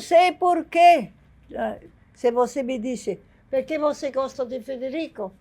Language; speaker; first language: Portuguese; non-native, fluent; Italian